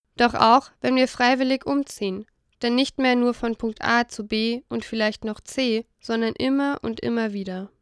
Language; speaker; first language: German; native; German